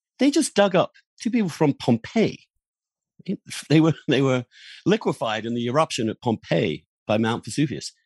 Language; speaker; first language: English; native; English